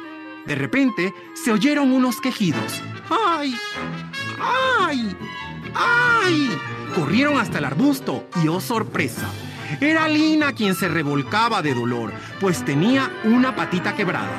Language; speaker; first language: Spanish; native; Spanish